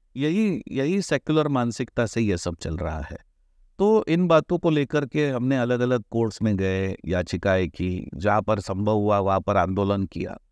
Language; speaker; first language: Hindi; non-native, local second language; Marathi